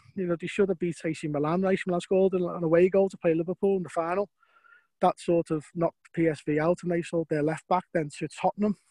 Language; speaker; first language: English; native; English